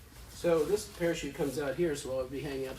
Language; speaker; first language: English; native; English